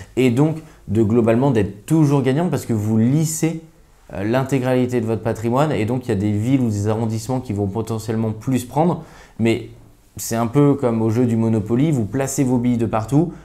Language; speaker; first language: French; native; French